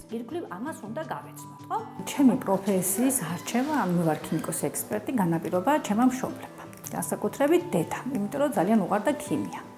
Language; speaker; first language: Georgian; native; Georgian